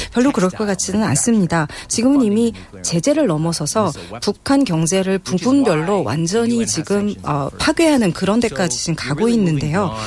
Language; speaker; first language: Korean; non-native, fluent; English